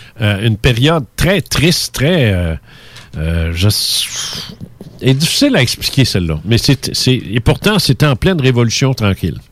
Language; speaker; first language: French; early bilingual, other home language; Spanish